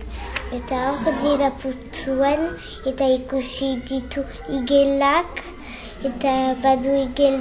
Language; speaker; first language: Basque; non-native, local second language; French